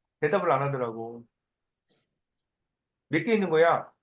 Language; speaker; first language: Korean; native; Korean